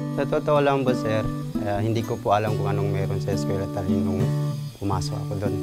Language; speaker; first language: Filipino; non-native, local second language; Maguindanaon